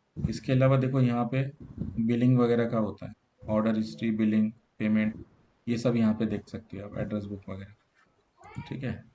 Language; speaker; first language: Hindi; native; Hindi